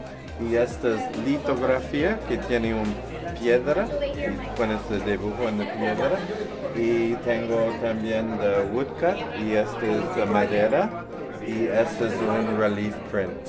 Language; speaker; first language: Spanish; non-native, learner; English